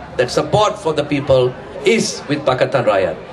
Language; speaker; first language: English; non-native, local second language; Tamil